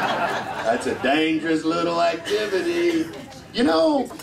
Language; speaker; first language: English; native; English